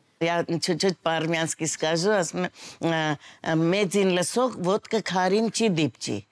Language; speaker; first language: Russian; non-native, fluent; Hindi